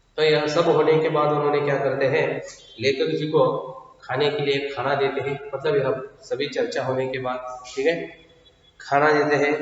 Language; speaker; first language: Hindi; non-native, local second language; Kannada